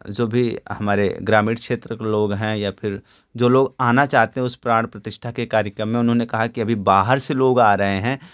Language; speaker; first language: Hindi; native; Hindi